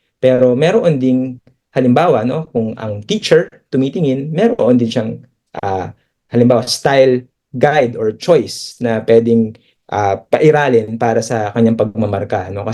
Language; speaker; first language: Filipino; native; Filipino